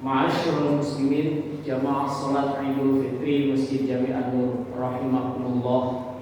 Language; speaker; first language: Indonesian; native; Indonesian